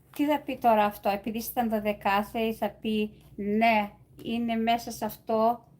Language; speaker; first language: Greek; early bilingual, other home language; English